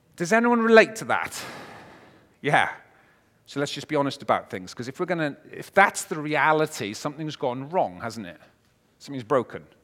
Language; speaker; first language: English; native; English